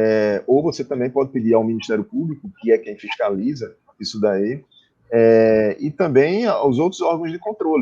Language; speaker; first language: Portuguese; native; Portuguese